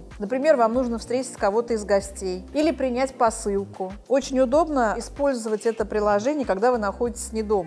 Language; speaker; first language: Russian; native; Russian